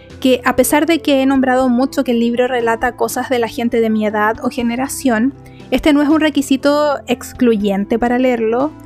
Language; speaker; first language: Spanish; native; Spanish